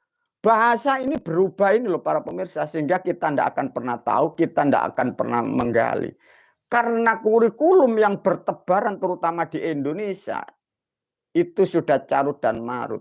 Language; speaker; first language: Indonesian; non-native, local second language; Javanese